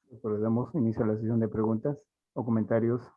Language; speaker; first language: Spanish; native; Spanish